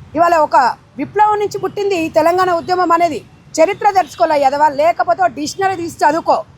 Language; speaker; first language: Telugu; native; Telugu